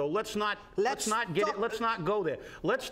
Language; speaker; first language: English; native; English